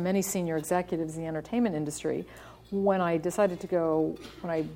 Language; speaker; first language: English; native; English